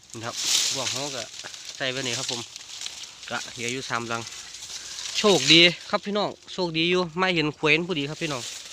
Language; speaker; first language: Thai; native; Thai